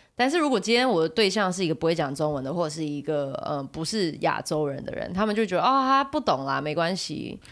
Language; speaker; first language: Chinese; native; Chinese